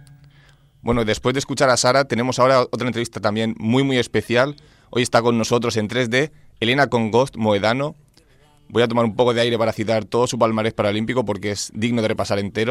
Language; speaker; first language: Spanish; native; Spanish